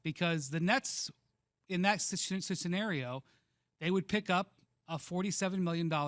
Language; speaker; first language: English; native; English